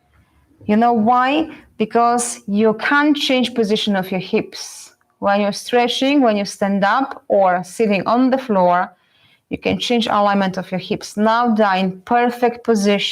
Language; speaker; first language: English; non-native, fluent; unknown